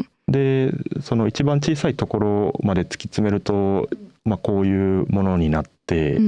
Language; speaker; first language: Japanese; native; Japanese